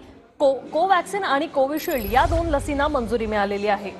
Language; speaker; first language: Marathi; native; Marathi